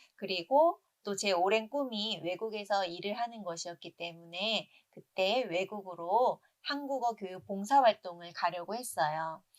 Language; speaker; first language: Korean; native; Korean